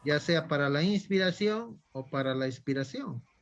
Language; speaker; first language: Spanish; native; Spanish